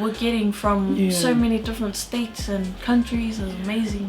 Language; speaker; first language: English; native; English